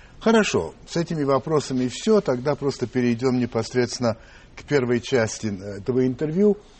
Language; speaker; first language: Russian; native; Russian